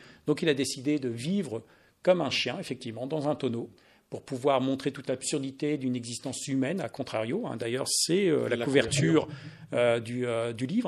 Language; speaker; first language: French; native; French